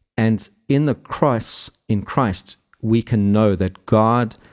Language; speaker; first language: English; native; English